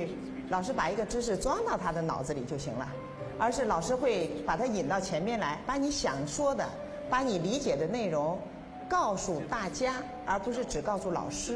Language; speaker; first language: Chinese; native; Chinese